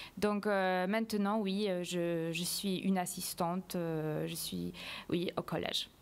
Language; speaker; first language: French; non-native, fluent; Polish